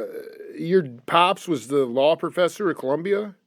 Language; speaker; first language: English; native; English